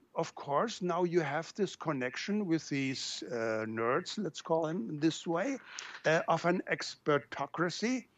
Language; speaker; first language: English; non-native, fluent; German